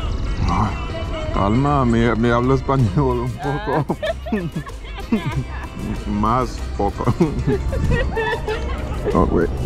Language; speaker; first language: Spanish; non-native, learner; English